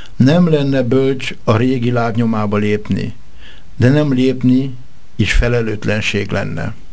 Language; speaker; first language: Hungarian; native; Hungarian